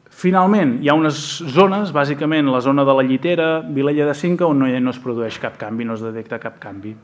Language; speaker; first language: Catalan; native; Catalan